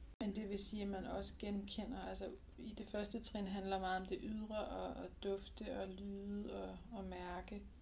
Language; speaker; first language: Danish; native; Danish